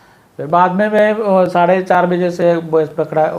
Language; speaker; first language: Hindi; non-native, local second language; Malayalam